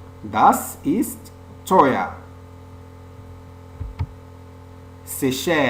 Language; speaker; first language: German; non-native, fluent; French